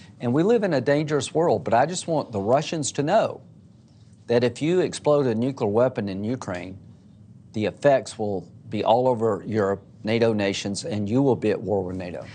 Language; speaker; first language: English; native; English